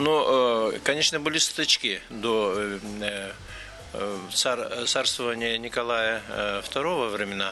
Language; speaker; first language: Russian; non-native, local second language; Kyrgyz